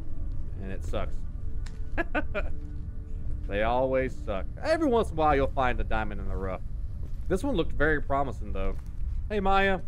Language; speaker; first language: English; native; English